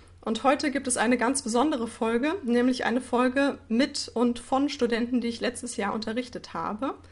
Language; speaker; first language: German; native; German